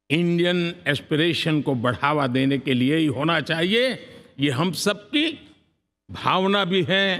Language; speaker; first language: Hindi; non-native, local second language; Gujarati